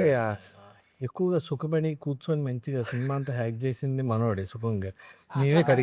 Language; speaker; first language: Telugu; native; Telugu